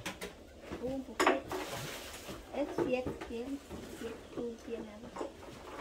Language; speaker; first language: Spanish; non-native, local second language; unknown